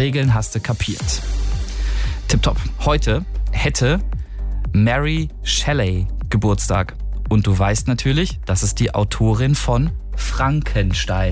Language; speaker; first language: German; native; German